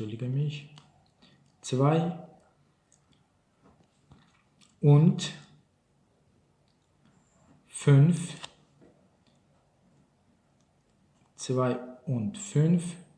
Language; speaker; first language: German; non-native, learner; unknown